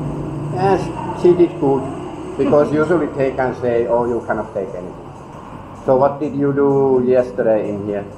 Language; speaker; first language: English; non-native, learner; Finnish